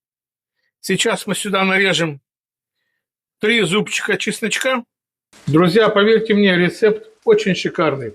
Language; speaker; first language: Russian; native; Russian